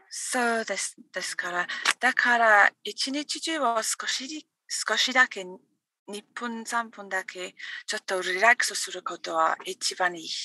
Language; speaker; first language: Japanese; non-native, learner; English